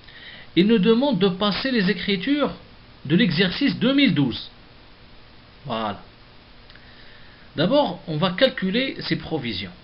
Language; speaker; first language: French; non-native, local second language; Arabic